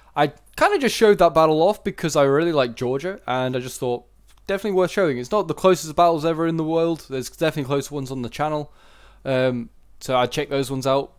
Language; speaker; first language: English; native; English